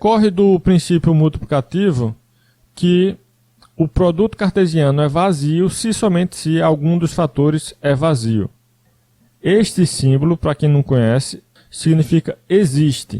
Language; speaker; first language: Portuguese; native; Portuguese